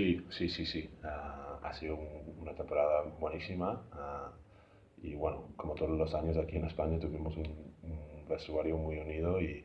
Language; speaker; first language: Spanish; non-native, fluent; English